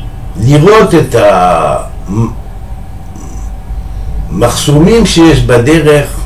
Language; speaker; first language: Hebrew; non-native, fluent; French